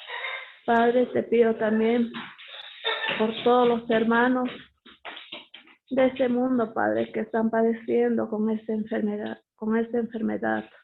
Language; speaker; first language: Spanish; native; Spanish